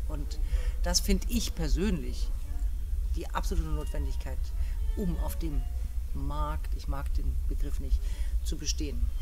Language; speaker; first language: German; native; German